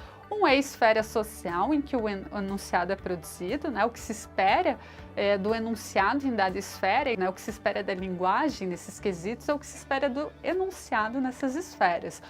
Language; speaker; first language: Portuguese; native; Portuguese